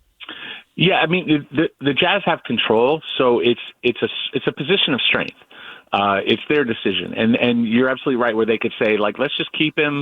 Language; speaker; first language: English; native; English